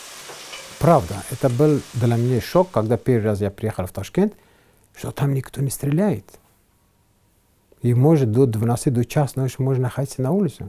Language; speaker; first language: Russian; non-native, fluent; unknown